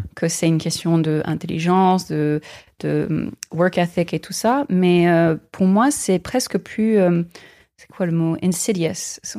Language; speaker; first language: French; non-native, fluent; English